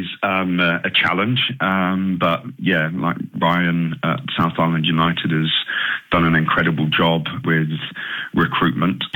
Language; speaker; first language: English; native; English